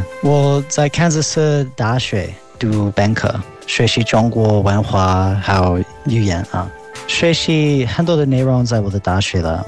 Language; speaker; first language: Chinese; non-native, fluent; English